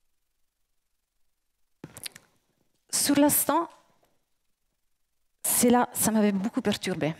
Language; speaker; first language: French; native; French